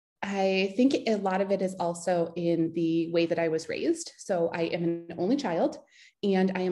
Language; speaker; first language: English; native; English